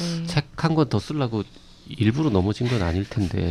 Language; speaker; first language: Korean; native; Korean